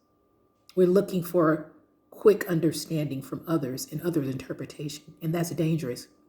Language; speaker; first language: English; native; English